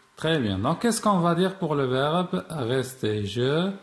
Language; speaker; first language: French; non-native, local second language; Arabic